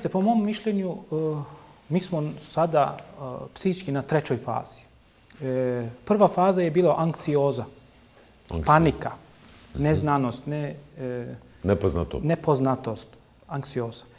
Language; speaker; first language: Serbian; non-native, local second language; Turkish